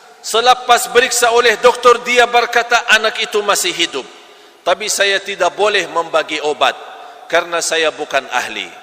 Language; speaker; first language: Malay; non-native, fluent; Arabic